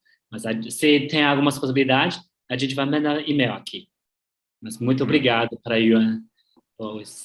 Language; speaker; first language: Portuguese; non-native, learner; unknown